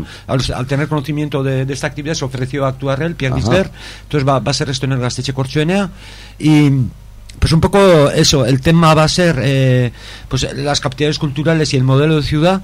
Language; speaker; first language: Spanish; native; Spanish